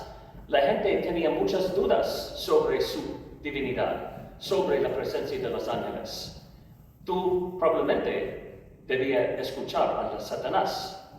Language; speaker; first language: Spanish; non-native, learner; English